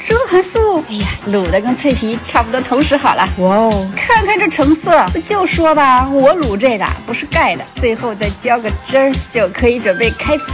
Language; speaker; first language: Chinese; native; Chinese